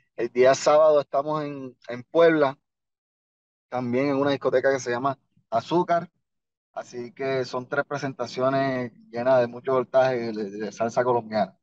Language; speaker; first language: Spanish; native; Spanish